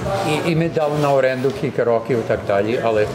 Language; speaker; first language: Ukrainian; early bilingual, heritage; English